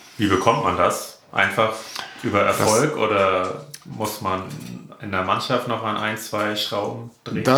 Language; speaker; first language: German; native; German